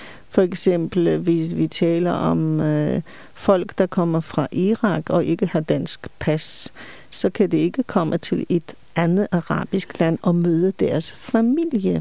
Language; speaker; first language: Danish; non-native, fluent; Polish